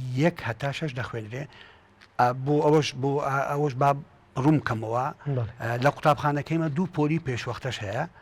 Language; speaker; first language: Central Kurdish; non-native, local second language; Turkish